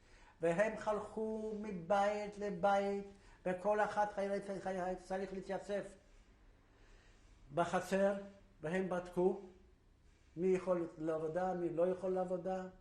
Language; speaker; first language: Hebrew; non-native, fluent; Yiddish